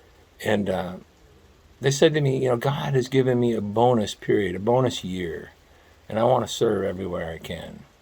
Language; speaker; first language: English; native; English